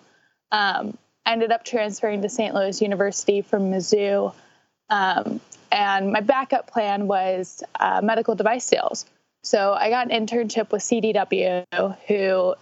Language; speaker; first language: English; native; English